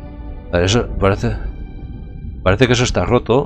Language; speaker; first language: Spanish; native; Spanish